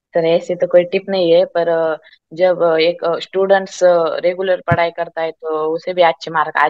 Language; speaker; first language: Hindi; non-native, local second language; Marathi